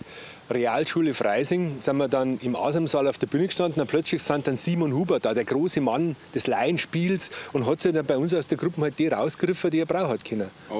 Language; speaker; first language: German; native; German